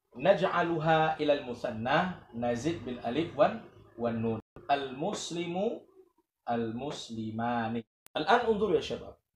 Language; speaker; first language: Arabic; non-native, fluent; Indonesian